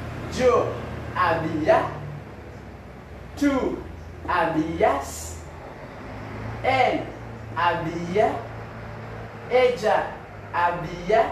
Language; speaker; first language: Spanish; non-native, fluent; Haitian Creole